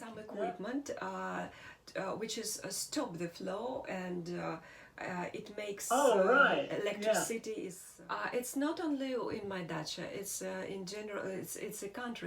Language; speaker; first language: English; non-native, learner; Russian